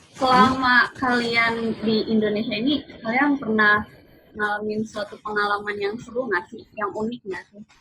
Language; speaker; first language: Indonesian; native; Indonesian